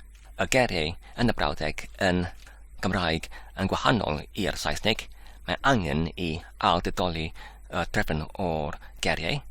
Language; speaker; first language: Welsh; non-native, learner; English